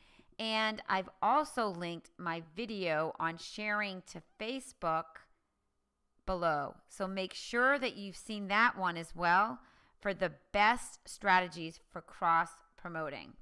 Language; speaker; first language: English; native; English